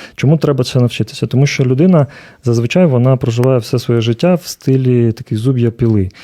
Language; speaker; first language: Ukrainian; native; Ukrainian